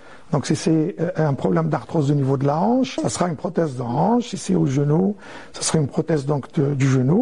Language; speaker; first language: French; non-native, local second language; Arabic